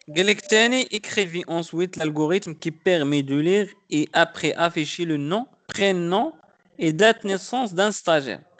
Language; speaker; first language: French; non-native, local second language; Arabic